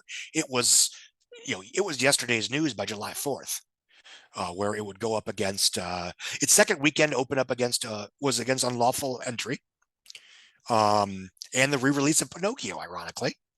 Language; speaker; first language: English; native; English